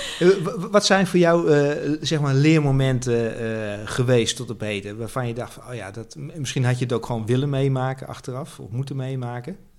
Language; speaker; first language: Dutch; native; Dutch